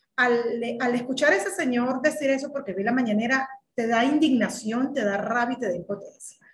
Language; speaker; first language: Spanish; native; Spanish